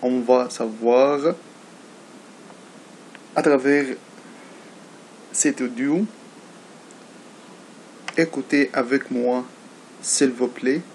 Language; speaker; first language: French; non-native, learner; Arabic